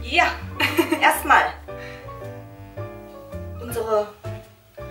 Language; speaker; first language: German; non-native, fluent; Korean